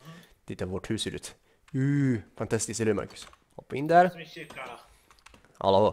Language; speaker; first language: Swedish; native; Swedish